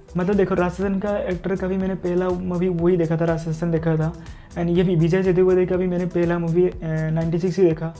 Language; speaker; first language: Hindi; non-native, local second language; Assamese